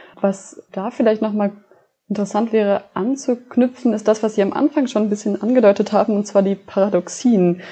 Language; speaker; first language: German; native; German